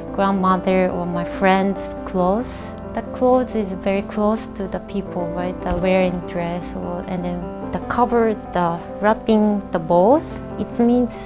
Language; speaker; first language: English; non-native, learner; Japanese